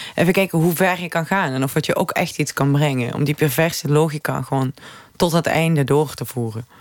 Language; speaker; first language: Dutch; native; Dutch